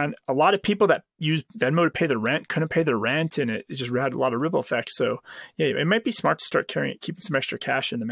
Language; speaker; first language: English; native; English